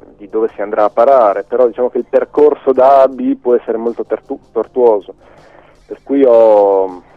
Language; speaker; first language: Italian; native; Italian